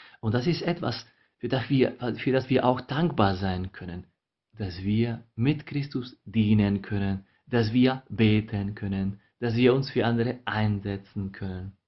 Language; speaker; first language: German; non-native, fluent; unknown